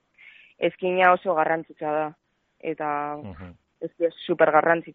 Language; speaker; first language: Basque; non-native, local second language; Spanish